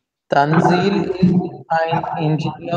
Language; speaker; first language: German; non-native, learner; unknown